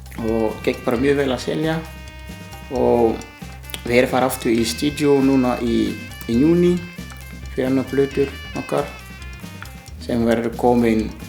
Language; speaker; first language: Icelandic; non-native, learner; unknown